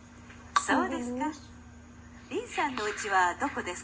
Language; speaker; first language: Japanese; non-native, learner; Filipino